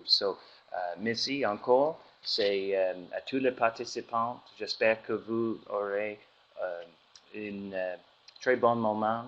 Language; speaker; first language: French; non-native, learner; English